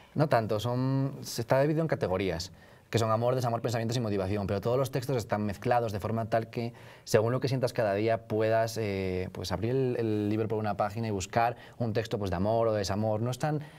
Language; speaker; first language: Spanish; native; Spanish